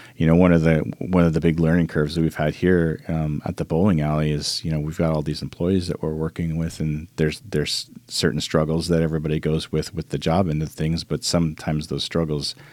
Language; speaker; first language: English; native; English